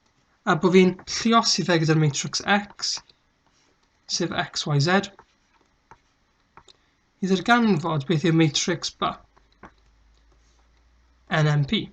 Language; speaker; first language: Welsh; native; Welsh